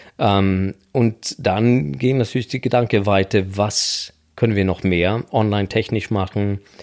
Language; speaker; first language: German; non-native, fluent; Swedish